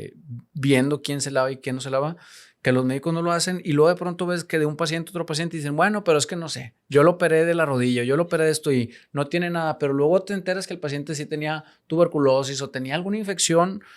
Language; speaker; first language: Spanish; native; Spanish